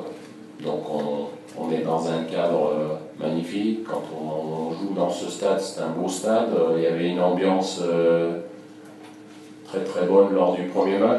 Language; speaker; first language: French; native; French